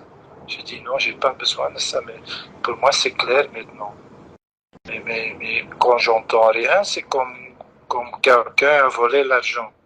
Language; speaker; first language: French; non-native, fluent; Dutch